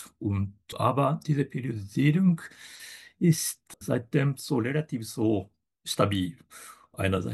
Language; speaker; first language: German; non-native, fluent; Japanese